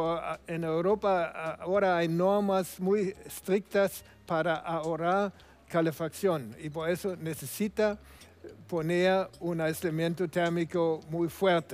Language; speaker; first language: Spanish; non-native, fluent; German